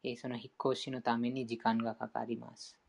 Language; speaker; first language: Japanese; non-native, fluent; Hindi